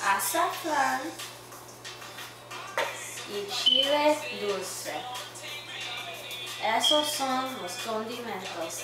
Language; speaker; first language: Spanish; non-native, learner; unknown